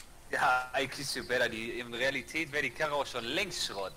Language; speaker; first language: German; native; German